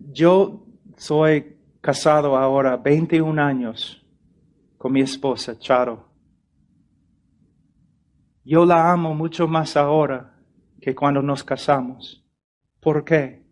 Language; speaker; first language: Spanish; non-native, fluent; English